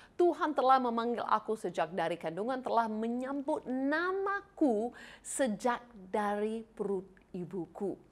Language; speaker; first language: Indonesian; non-native, fluent; English